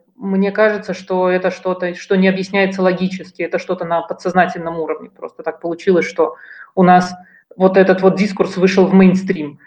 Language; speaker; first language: Russian; native; Russian